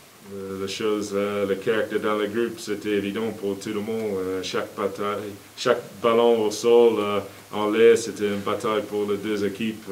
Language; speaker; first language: French; non-native, learner; English